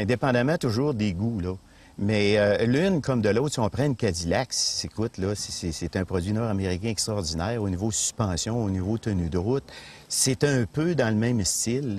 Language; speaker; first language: French; native; French